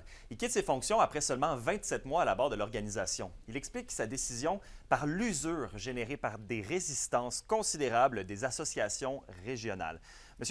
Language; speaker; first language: French; native; French